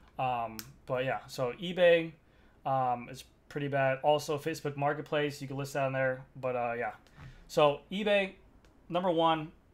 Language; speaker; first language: English; native; English